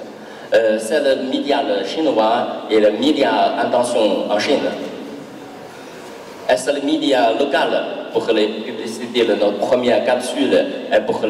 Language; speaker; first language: French; non-native, learner; Chinese